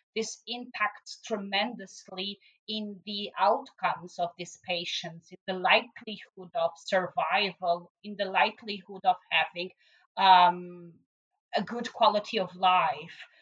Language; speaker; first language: English; non-native, fluent; Portuguese